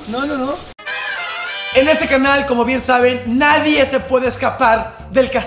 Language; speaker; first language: Spanish; native; Spanish